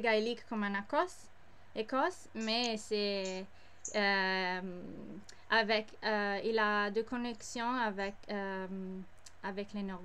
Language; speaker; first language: French; non-native, learner; English